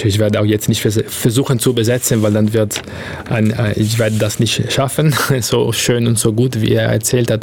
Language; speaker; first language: German; non-native, fluent; Italian